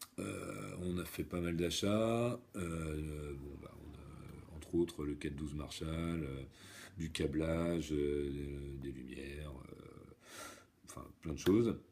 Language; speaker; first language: French; native; French